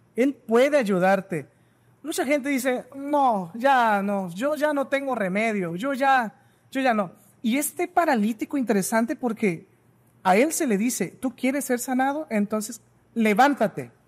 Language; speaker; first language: Spanish; native; Spanish